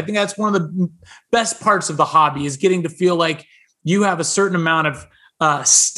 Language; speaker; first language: English; native; English